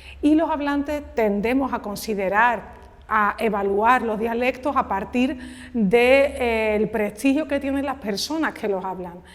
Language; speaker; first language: Spanish; native; Spanish